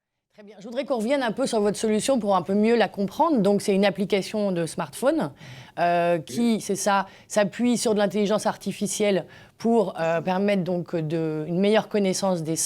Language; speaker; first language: French; native; French